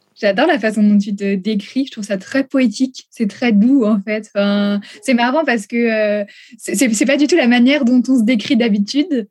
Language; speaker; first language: French; native; French